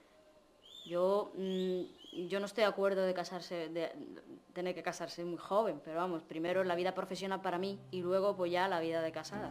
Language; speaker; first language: Spanish; non-native, fluent; Arabic